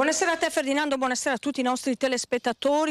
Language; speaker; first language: Italian; native; Italian